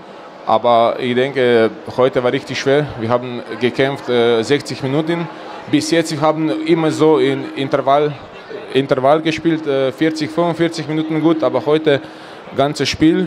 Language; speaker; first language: German; non-native, fluent; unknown